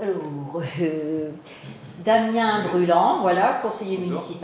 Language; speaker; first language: French; native; French